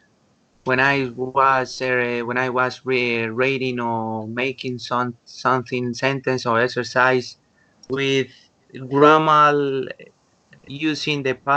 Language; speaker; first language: English; non-native, learner; Spanish